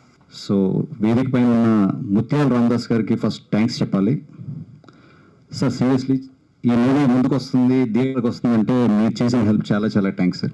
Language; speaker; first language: Telugu; native; Telugu